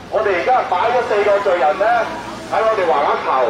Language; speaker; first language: Chinese; native; Chinese